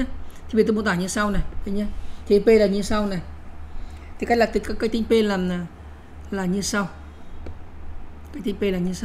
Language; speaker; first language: Vietnamese; native; Vietnamese